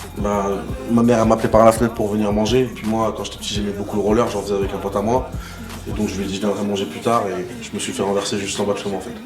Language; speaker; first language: French; native; French